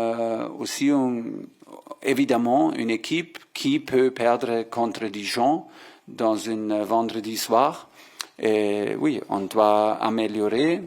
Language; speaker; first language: French; non-native, fluent; German